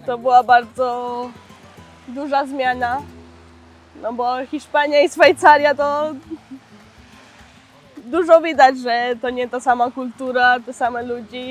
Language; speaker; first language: Polish; early bilingual, heritage; Polish